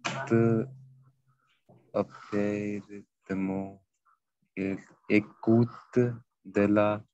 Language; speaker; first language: French; non-native, learner; Hindi